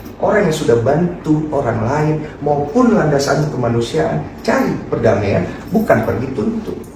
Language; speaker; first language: Indonesian; native; Indonesian